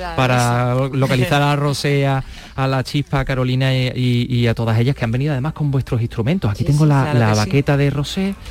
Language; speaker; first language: Spanish; native; Spanish